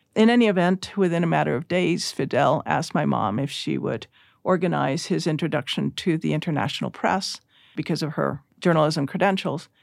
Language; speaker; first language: English; early bilingual, other home language; Spanish